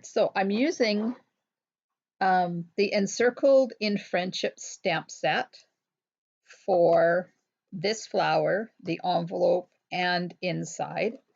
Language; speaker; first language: English; native; English